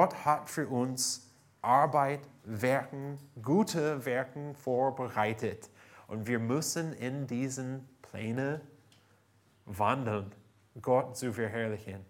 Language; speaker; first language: German; non-native, fluent; English